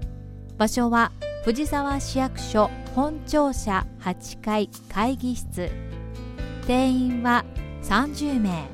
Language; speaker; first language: Japanese; native; Japanese